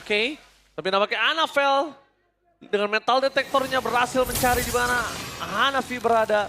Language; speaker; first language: Indonesian; native; Indonesian